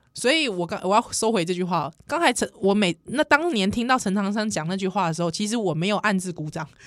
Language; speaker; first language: Chinese; native; Chinese